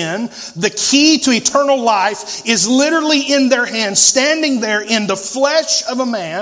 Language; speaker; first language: English; native; English